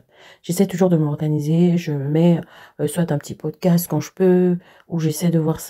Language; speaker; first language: French; native; French